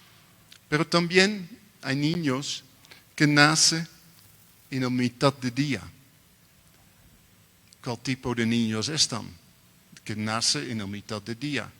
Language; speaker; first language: Spanish; non-native, learner; Dutch